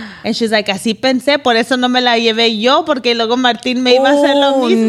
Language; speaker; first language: Spanish; early bilingual, heritage; Spanish